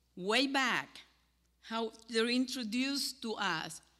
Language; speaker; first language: English; non-native, fluent; Spanish